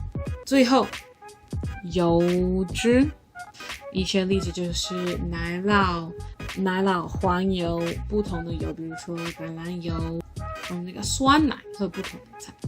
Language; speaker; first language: Chinese; non-native, learner; English